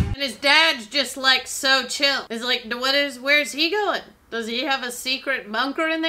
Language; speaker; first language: English; native; English